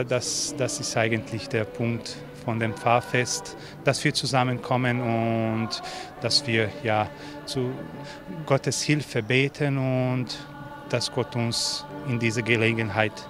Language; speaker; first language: German; non-native, fluent; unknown